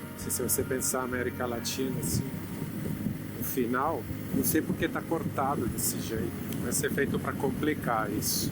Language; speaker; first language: Portuguese; non-native, fluent; Italian